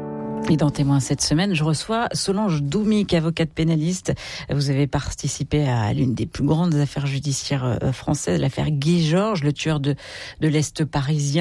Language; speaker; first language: French; native; French